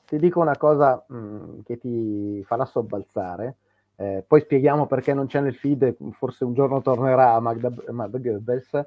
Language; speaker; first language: Italian; native; Italian